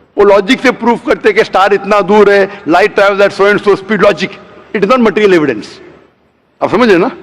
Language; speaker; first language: Hindi; non-native, local second language; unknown